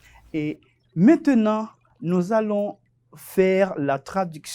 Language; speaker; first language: French; non-native, fluent; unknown